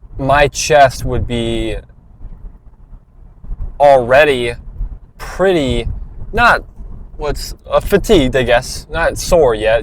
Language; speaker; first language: English; native; English